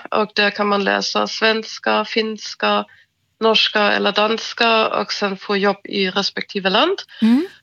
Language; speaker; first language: Swedish; non-native, fluent; German